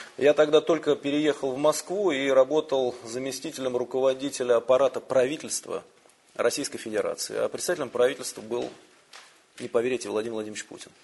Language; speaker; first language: Russian; native; Russian